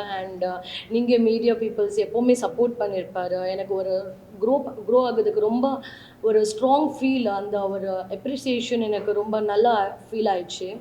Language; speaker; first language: Tamil; non-native, learner; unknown